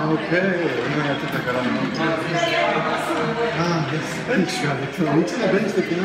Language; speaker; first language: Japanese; non-native, fluent; English